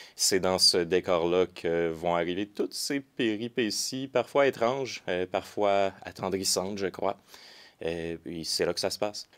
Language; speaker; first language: French; native; French